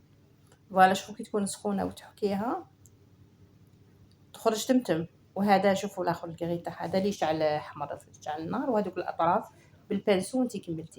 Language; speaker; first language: Arabic; native; Arabic